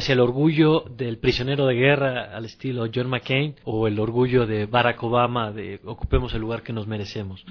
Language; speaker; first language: Spanish; native; Spanish